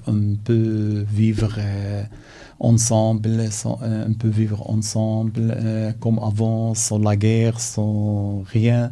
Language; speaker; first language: French; non-native, learner; Arabic